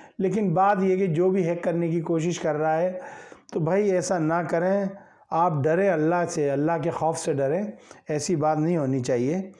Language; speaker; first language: Urdu; native; Urdu